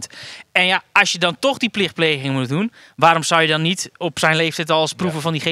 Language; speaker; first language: Dutch; native; Dutch